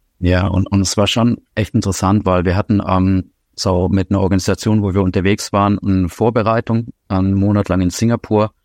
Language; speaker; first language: German; native; German